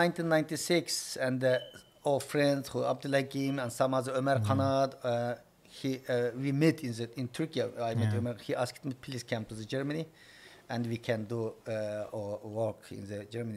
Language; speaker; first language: English; non-native, learner; Chinese